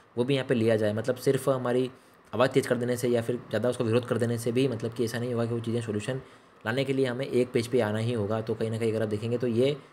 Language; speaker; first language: Hindi; native; Hindi